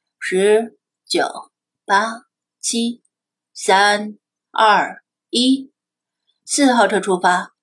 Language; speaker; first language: Chinese; native; Chinese